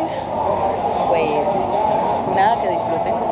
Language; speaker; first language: Spanish; native; Spanish